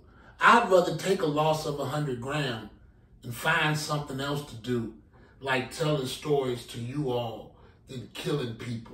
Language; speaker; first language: English; native; English